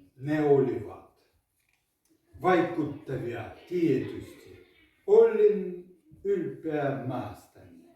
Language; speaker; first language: Finnish; non-native, learner; Ukrainian